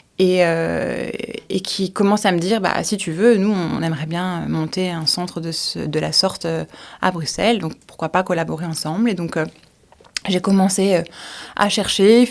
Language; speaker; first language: French; native; French